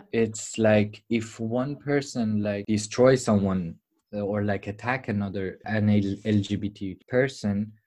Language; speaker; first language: English; non-native, fluent; Persian